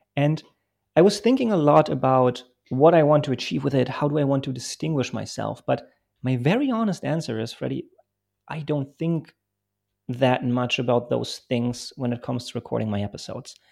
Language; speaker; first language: English; non-native, fluent; German